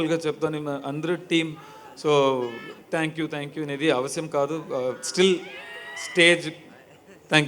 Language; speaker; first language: Telugu; non-native, learner; Tamil